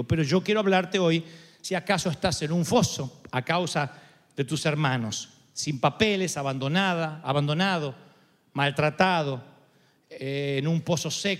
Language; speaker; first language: Spanish; native; Spanish